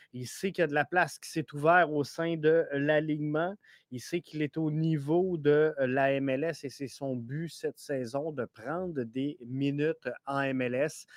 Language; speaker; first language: French; native; French